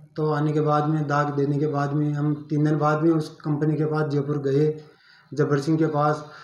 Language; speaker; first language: Hindi; native; Hindi